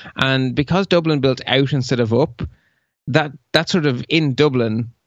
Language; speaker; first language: English; early bilingual, other home language; Dutch